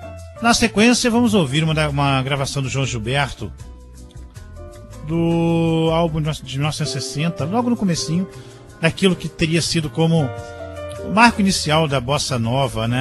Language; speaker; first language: Portuguese; native; Portuguese